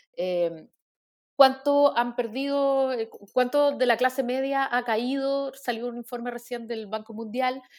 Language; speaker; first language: Spanish; native; Spanish